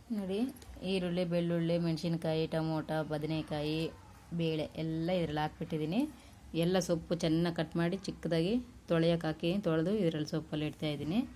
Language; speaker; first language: Kannada; non-native, local second language; Telugu